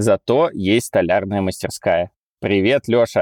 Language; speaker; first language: Russian; native; Russian